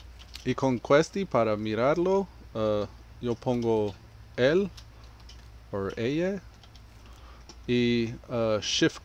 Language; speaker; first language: Spanish; non-native, learner; English